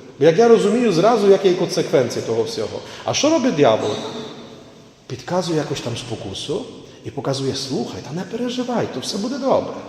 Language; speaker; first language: Ukrainian; native; Ukrainian